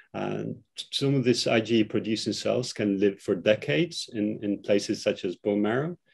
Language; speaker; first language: English; non-native, fluent; Albanian